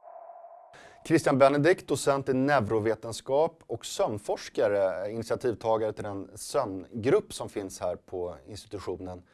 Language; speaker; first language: Swedish; native; Swedish